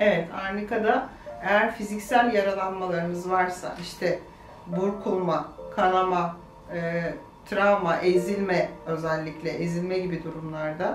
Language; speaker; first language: Turkish; native; Turkish